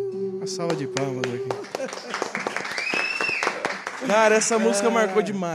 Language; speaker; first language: Portuguese; native; Portuguese